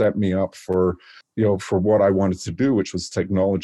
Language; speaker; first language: English; native; English